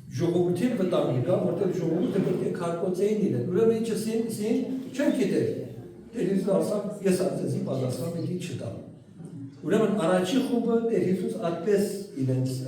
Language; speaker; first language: Armenian; early bilingual, heritage; Armenian